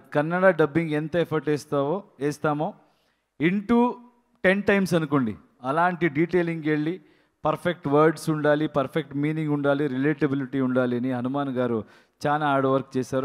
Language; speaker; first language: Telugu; non-native, learner; Kannada